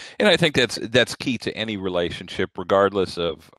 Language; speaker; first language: English; native; English